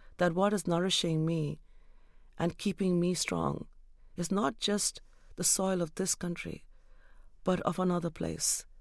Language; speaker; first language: English; non-native, local second language; Urdu